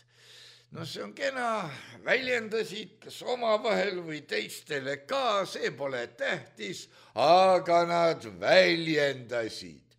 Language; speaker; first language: Estonian; native; Estonian